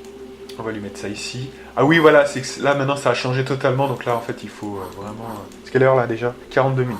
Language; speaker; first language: French; native; French